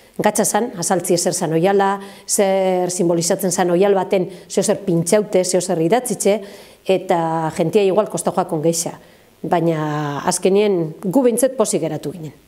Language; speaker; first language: Basque; native; Basque